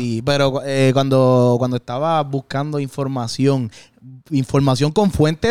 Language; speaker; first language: Spanish; native; Spanish